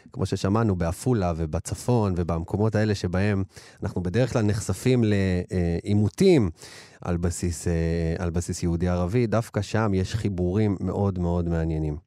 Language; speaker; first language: Hebrew; native; Hebrew